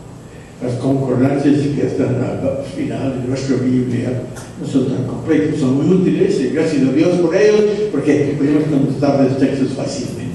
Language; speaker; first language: Spanish; non-native, fluent; English